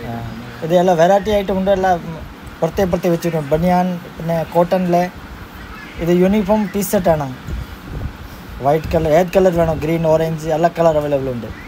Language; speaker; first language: Malayalam; non-native, local second language; Hindi